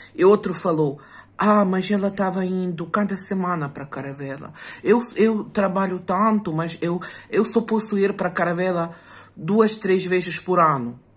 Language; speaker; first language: Portuguese; non-native, fluent; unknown